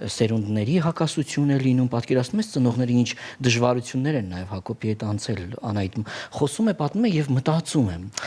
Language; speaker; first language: Armenian; native; Armenian